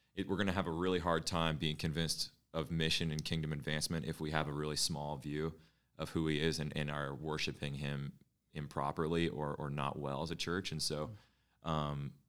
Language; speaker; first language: English; native; English